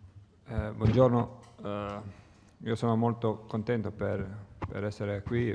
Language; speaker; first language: Italian; non-native, learner; Croatian